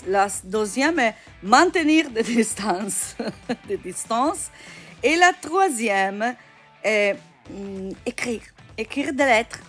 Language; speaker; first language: French; non-native, learner; Italian